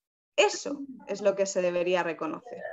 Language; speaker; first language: Spanish; native; Spanish